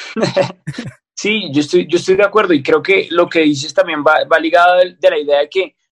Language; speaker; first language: Spanish; native; Spanish